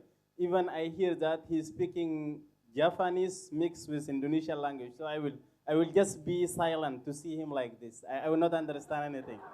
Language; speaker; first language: English; non-native, fluent; Arabic